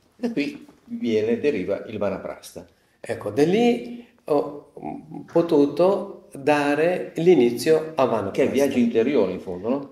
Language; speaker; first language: Italian; non-native, fluent; Malayalam